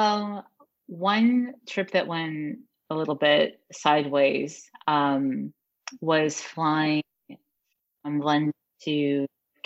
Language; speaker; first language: English; native; English